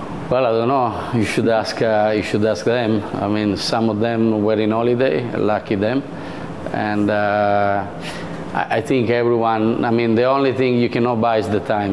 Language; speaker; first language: English; non-native, fluent; Italian